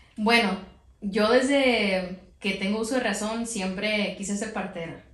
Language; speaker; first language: Spanish; early bilingual, heritage; Spanish